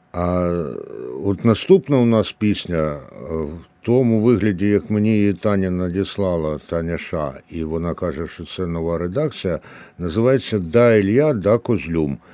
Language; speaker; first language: Ukrainian; native; Ukrainian